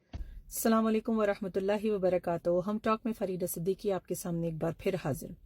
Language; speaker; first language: Urdu; native; Urdu